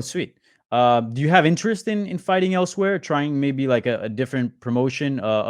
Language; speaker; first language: English; native; English